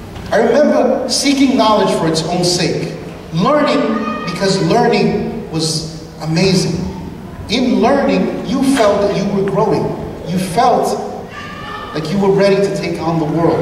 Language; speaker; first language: English; early bilingual, other home language; Spanish